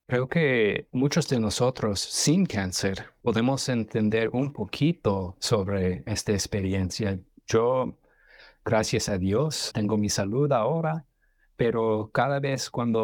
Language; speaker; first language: Spanish; non-native, fluent; English